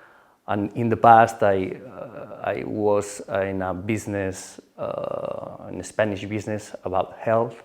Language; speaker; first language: English; non-native, learner; Spanish